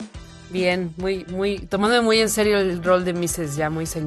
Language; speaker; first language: Spanish; native; Spanish